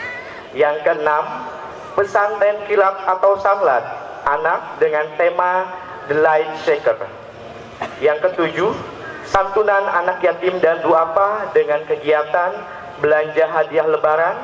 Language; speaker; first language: Indonesian; native; Indonesian